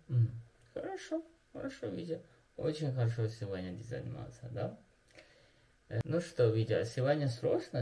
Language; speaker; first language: Russian; non-native, learner; Chinese